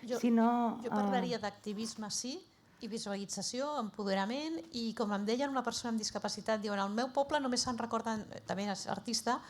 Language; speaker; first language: Catalan; native; Catalan